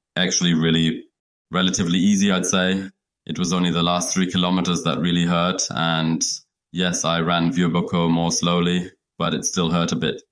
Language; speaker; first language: English; non-native, fluent; German